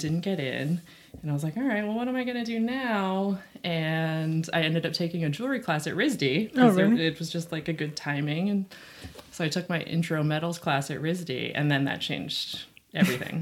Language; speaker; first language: English; native; English